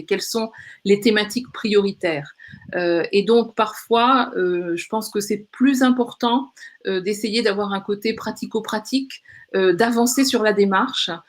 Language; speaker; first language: French; native; French